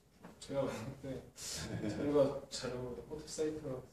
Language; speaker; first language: Korean; native; Korean